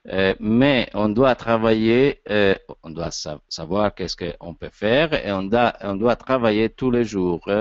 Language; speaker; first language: French; non-native, learner; Italian